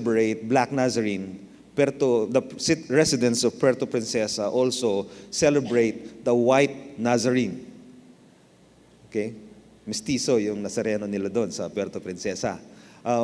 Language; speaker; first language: English; non-native, local second language; Filipino